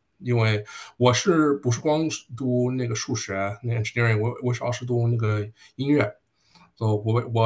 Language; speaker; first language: Chinese; early bilingual, heritage; Chinese